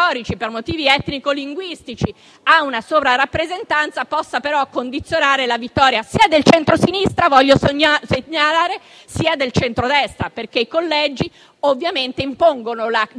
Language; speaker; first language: Italian; native; Italian